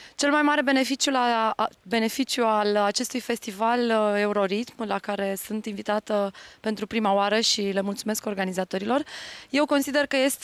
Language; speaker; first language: Romanian; native; Romanian